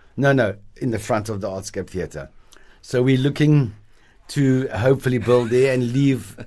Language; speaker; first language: English; native; English